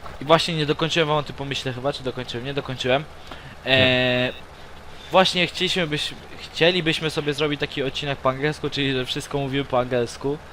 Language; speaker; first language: Polish; native; Polish